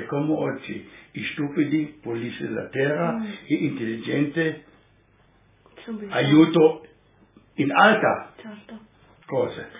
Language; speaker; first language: Italian; non-native, learner; German